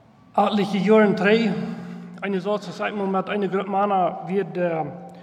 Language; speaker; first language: German; non-native, local second language; Plautdietsch